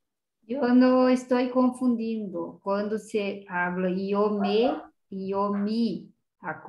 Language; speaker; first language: Spanish; non-native, learner; Portuguese